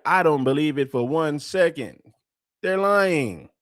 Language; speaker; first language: English; native; English